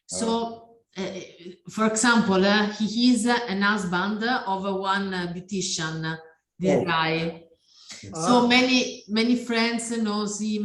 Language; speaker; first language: English; non-native, learner; Italian